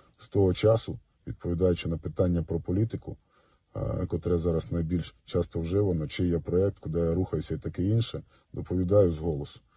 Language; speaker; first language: Ukrainian; non-native, local second language; Russian